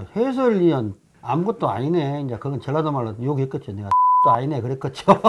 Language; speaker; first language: Korean; native; Korean